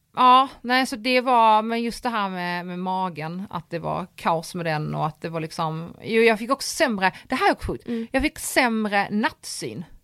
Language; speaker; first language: Swedish; early bilingual, other home language; Polish